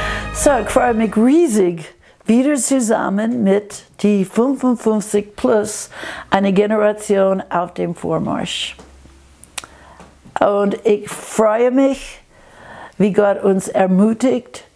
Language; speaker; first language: German; non-native, fluent; English